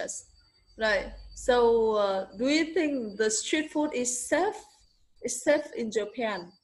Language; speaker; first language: English; non-native, learner; Vietnamese